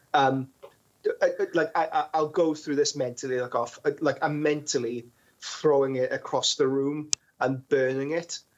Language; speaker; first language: English; native; English